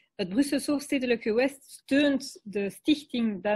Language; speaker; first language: Dutch; non-native, local second language; French